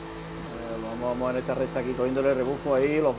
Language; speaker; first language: Spanish; native; Spanish